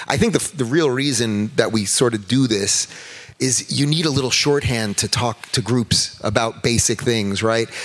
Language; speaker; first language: English; native; English